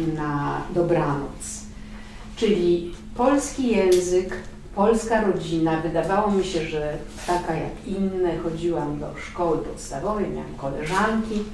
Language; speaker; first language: Polish; native; Polish